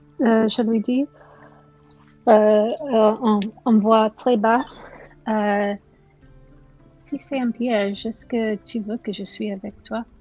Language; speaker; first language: French; non-native, learner; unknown